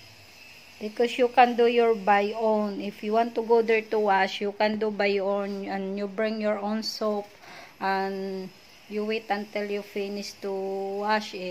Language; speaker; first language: English; non-native, local second language; Filipino